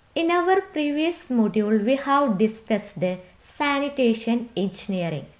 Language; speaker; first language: English; non-native, local second language; Malayalam